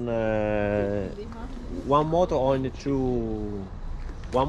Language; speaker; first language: English; non-native, learner; Italian